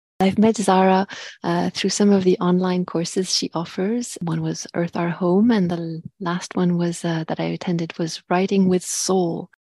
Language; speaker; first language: English; non-native, fluent; French